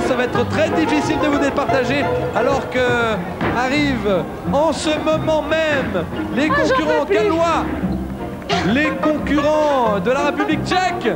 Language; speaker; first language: French; native; French